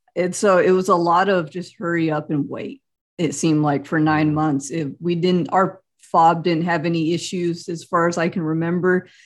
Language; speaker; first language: English; native; English